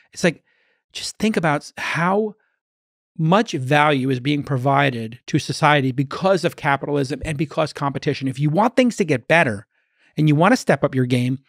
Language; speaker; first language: English; native; English